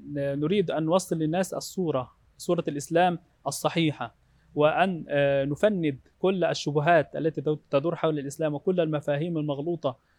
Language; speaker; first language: Arabic; native; Arabic